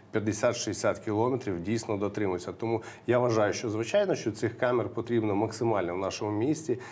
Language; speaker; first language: Ukrainian; native; Ukrainian